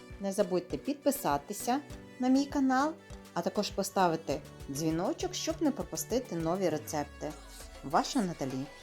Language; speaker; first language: Ukrainian; native; Ukrainian